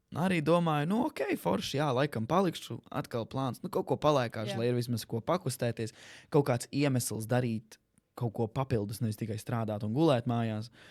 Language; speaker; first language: Latvian; native; Latvian